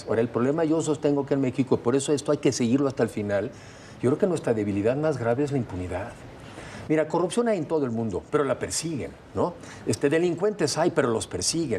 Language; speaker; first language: Spanish; native; Spanish